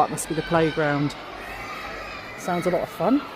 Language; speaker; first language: English; native; English